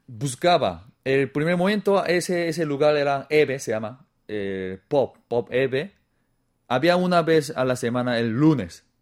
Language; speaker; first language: Spanish; non-native, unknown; Korean